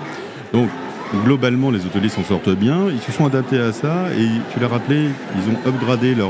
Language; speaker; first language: French; native; French